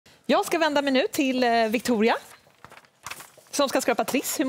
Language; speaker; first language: Swedish; native; Swedish